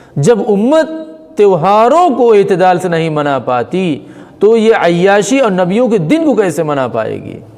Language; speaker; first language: Urdu; native; Urdu